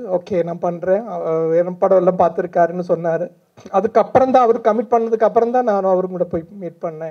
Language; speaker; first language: Tamil; non-native, fluent; Malayalam